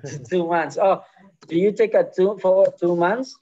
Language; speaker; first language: English; non-native, fluent; Indonesian